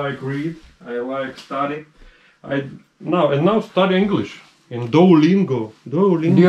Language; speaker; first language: English; non-native, learner; Russian